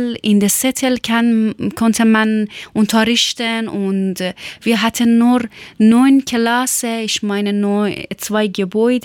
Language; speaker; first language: German; non-native, learner; Persian